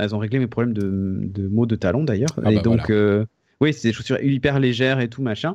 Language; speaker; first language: French; native; French